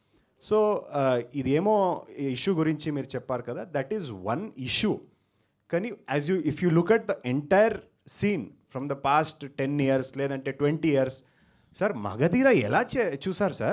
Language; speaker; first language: Telugu; non-native, local second language; Kannada